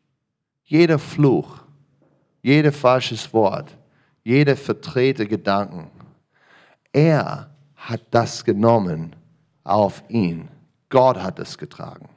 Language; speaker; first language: German; non-native, learner; English